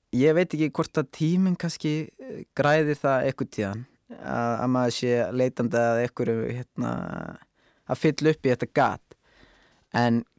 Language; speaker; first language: Icelandic; native; Icelandic